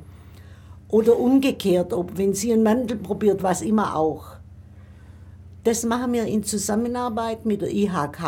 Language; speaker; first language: German; native; German